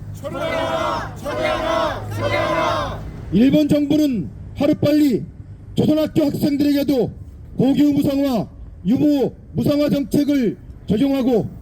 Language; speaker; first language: Korean; native; Korean